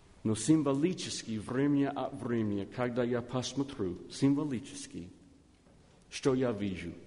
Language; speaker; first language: Russian; non-native, learner; English